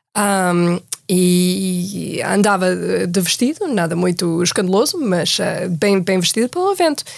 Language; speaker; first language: Portuguese; non-native, fluent; English